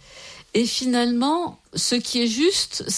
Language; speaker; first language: French; native; French